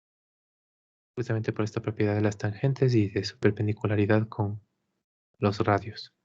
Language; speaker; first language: Spanish; native; Spanish